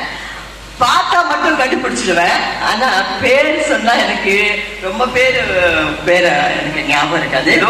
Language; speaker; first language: Tamil; non-native, local second language; Telugu